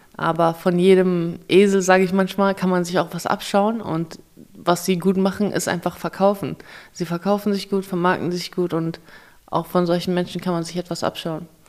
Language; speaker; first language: German; early bilingual, other home language; Russian